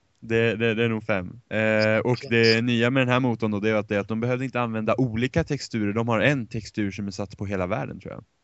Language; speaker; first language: Swedish; native; Swedish